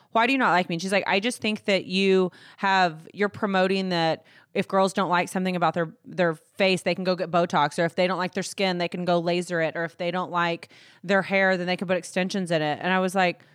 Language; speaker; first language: English; native; English